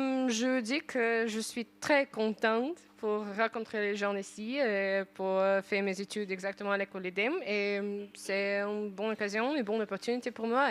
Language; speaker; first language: French; non-native, learner; Ukrainian